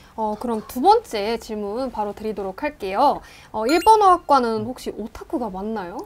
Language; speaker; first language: Korean; native; Korean